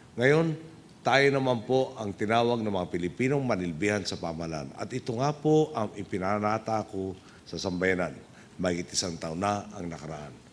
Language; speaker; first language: Filipino; native; Filipino